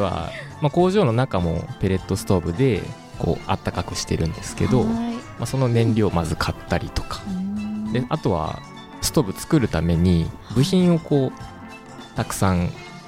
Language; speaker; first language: Japanese; native; Japanese